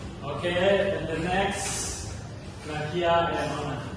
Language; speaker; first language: English; non-native, learner; Indonesian